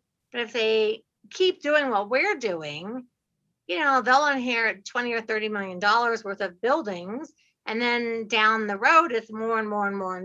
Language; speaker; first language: English; native; English